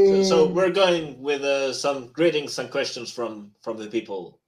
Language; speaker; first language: English; non-native, fluent; Spanish